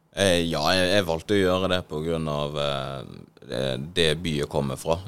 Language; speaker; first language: Norwegian; early bilingual, other home language; Swahili